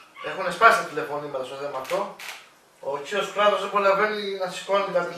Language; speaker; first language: Greek; native; Greek